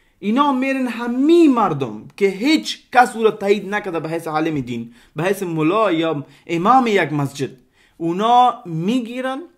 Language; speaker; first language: Persian; non-native, local second language; Pashto